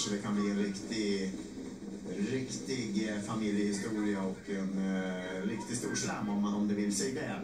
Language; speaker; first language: Swedish; native; Swedish